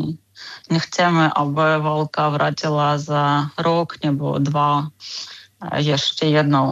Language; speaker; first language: Czech; non-native, learner; Ukrainian